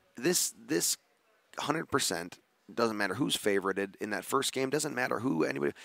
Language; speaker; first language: English; native; English